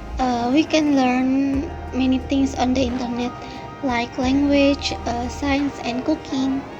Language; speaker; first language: English; non-native, learner; Indonesian